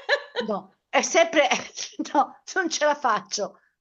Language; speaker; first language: Italian; native; Italian